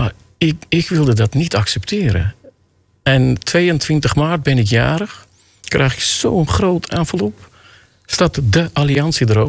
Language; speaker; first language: Dutch; non-native, fluent; Armenian